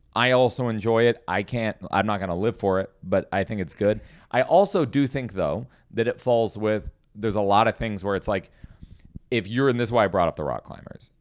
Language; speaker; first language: English; native; English